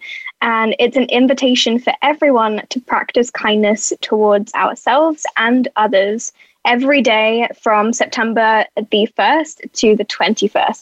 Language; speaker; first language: English; native; English